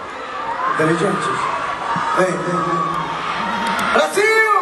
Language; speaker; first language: Portuguese; non-native, learner; Spanish